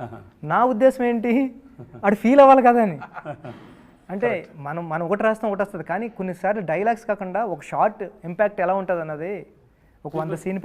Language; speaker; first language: Telugu; native; Telugu